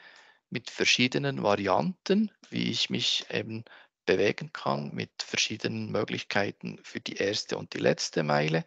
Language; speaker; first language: German; native; German